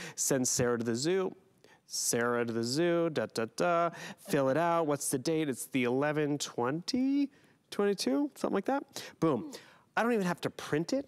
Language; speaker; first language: English; native; English